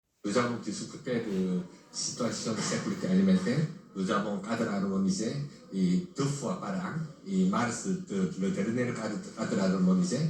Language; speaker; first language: French; non-native, learner; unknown